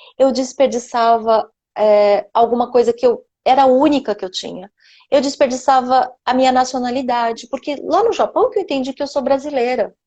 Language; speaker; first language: Portuguese; non-native, local second language; Japanese